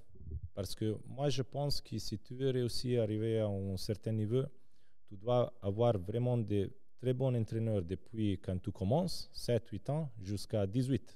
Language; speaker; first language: French; non-native, local second language; Serbian